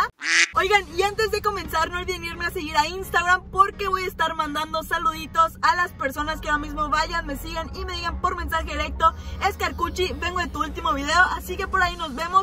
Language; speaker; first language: Spanish; native; Spanish